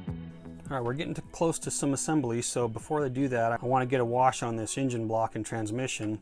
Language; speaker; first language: English; native; English